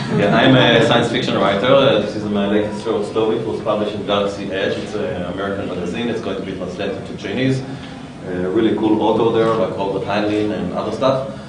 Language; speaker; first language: English; non-native, fluent; Hebrew